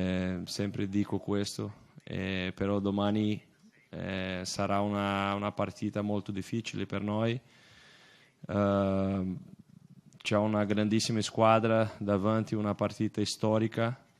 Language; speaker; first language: Italian; non-native, fluent; Portuguese